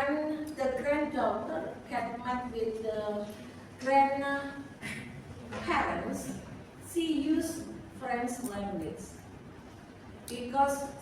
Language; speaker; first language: English; non-native, fluent; Indonesian